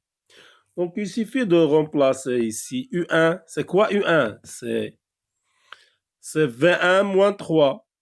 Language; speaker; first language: French; non-native, local second language; Arabic